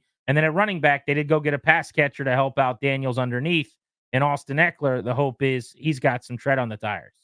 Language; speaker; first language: English; native; English